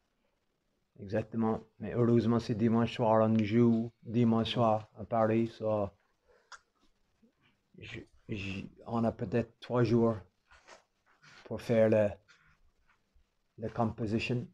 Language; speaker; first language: French; non-native, fluent; English